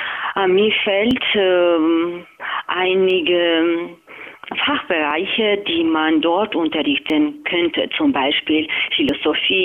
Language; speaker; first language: German; non-native, fluent; Georgian